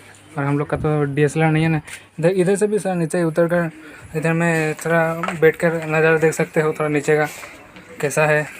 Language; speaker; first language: Hindi; non-native, local second language; Assamese